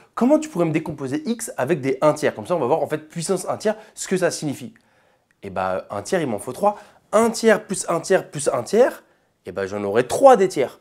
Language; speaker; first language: French; native; French